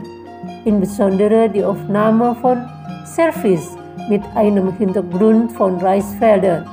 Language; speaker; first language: German; non-native, fluent; Indonesian